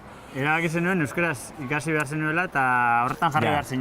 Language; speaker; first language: Basque; native; Basque